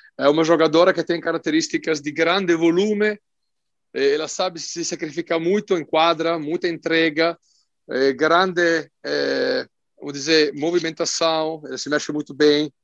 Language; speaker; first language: Portuguese; non-native, fluent; Italian